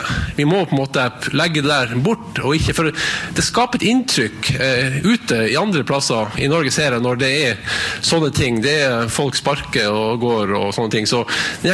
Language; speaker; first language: Norwegian; native; Norwegian